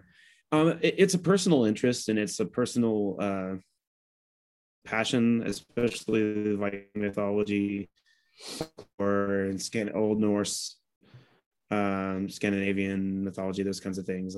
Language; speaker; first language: English; native; English